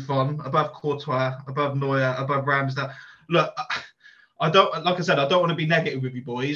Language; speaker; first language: English; native; English